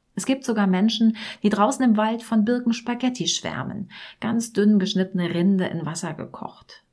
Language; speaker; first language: German; native; German